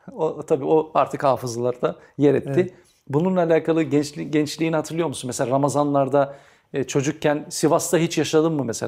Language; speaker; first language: Turkish; native; Turkish